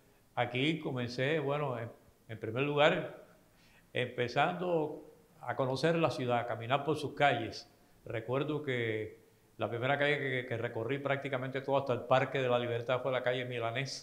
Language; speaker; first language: Spanish; native; Spanish